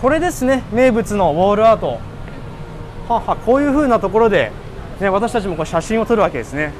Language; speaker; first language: Japanese; native; Japanese